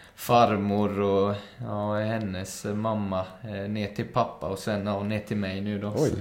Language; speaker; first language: Swedish; early bilingual, other home language; Spanish